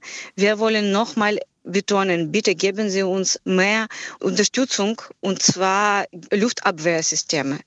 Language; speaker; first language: German; non-native, fluent; Ukrainian